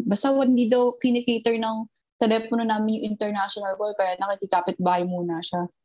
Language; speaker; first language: Filipino; early bilingual, heritage; Filipino